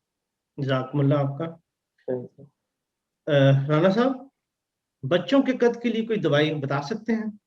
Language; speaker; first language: Urdu; native; Urdu